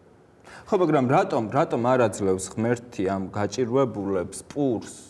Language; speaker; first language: Georgian; native; Georgian